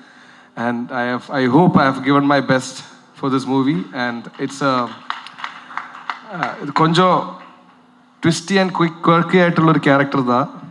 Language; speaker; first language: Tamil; non-native, learner; Malayalam